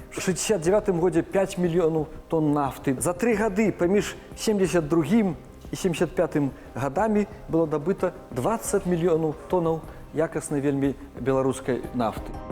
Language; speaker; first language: Belarusian; non-native, local second language; Russian